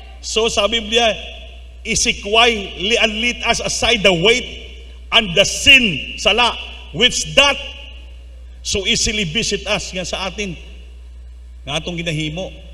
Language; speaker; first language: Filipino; non-native, local second language; Cebuano